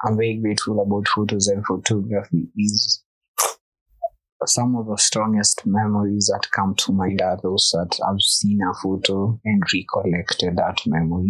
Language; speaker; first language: English; non-native, local second language; Swahili